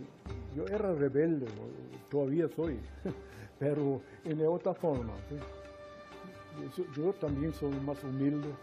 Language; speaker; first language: Spanish; non-native, fluent; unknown